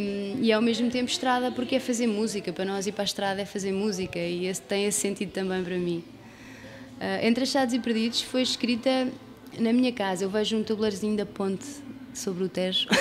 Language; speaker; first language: Portuguese; native; Portuguese